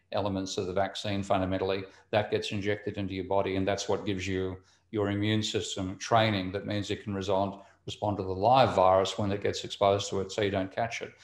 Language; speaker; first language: English; native; English